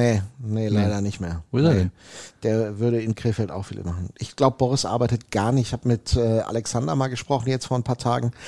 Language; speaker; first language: German; native; German